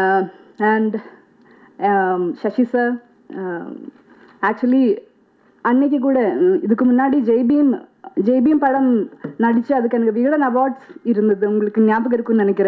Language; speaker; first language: Tamil; non-native, fluent; Malayalam